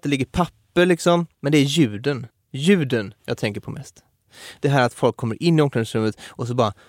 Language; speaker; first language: Swedish; native; Swedish